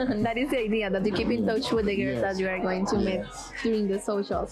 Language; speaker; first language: English; non-native, fluent; Spanish